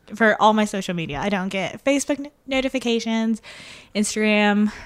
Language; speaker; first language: English; native; English